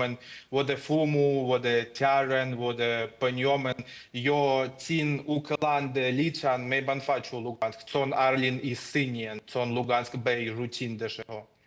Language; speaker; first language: Chinese; non-native, fluent; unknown